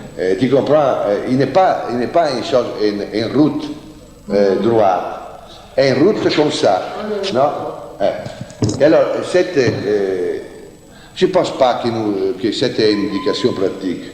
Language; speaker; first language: French; non-native, fluent; Italian